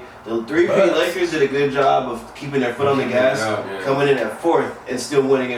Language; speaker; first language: English; native; English